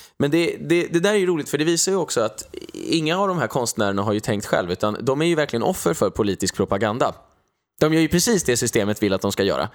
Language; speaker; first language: Swedish; native; Swedish